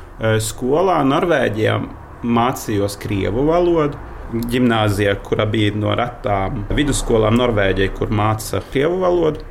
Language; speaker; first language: Latvian; non-native, fluent; Norwegian